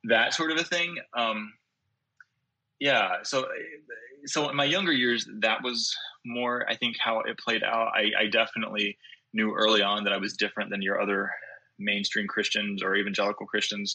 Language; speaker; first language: English; native; English